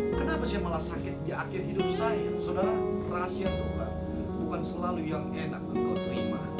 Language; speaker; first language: Indonesian; native; Indonesian